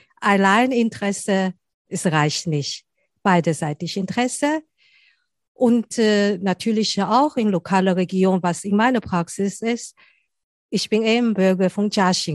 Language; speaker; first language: German; non-native, fluent; Chinese